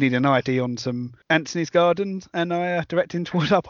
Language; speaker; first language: English; native; English